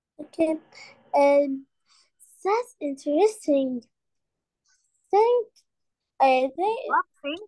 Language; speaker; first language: English; non-native, learner; Arabic